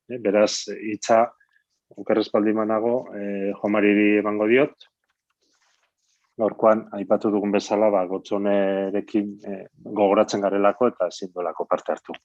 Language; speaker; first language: Basque; native; Basque